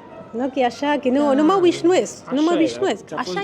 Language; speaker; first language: Romanian; non-native, learner; Spanish